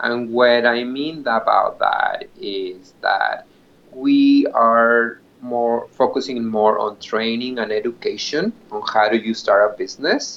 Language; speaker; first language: English; non-native, fluent; Spanish